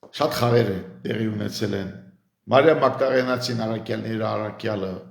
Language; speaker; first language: Armenian; early bilingual, heritage; Armenian